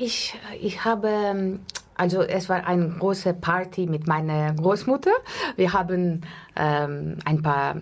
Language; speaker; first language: German; non-native, learner; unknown